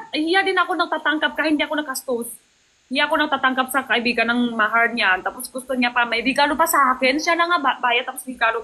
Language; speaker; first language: Filipino; non-native, learner; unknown